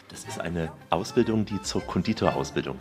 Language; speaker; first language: German; native; German